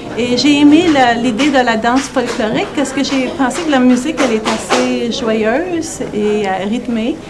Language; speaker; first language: French; native; French